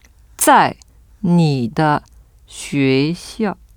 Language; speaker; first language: Chinese; non-native, learner; French